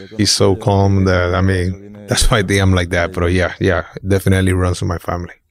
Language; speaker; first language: English; non-native, fluent; Spanish